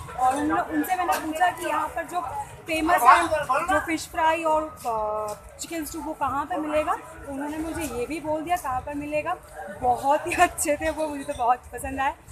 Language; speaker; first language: Hindi; non-native, local second language; Bangla